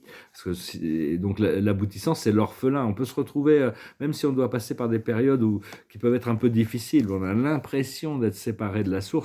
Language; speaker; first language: French; native; French